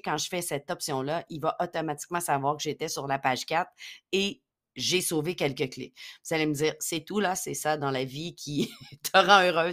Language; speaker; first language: French; native; French